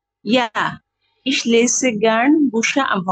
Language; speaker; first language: German; non-native, learner; Bangla